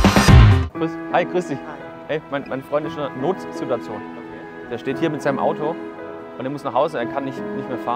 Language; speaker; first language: German; native; German